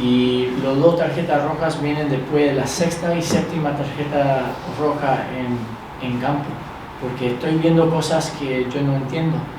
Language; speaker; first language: Spanish; early bilingual, other home language; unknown